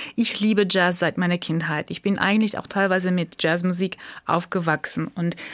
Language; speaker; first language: German; non-native, fluent; Georgian